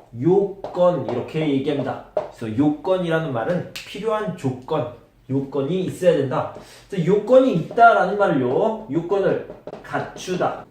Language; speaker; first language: Korean; native; Korean